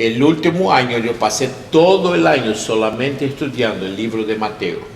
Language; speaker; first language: Spanish; non-native, learner; English